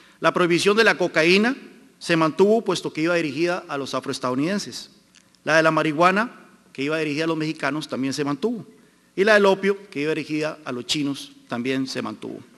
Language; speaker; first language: Spanish; native; Spanish